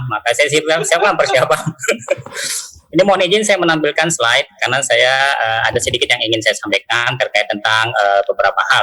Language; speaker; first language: Indonesian; native; Indonesian